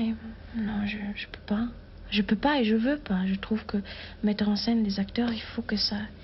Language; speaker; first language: French; non-native, fluent; German